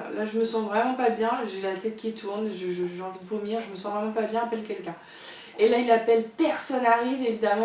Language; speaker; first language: French; native; French